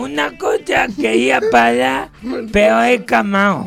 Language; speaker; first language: Catalan; non-native, local second language; Spanish